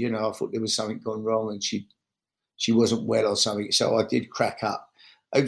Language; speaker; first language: English; native; English